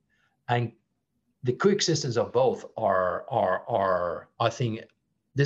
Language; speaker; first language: English; non-native, fluent; Spanish